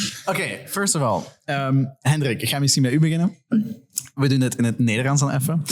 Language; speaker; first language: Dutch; native; Dutch